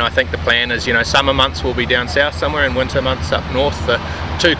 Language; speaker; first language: English; native; English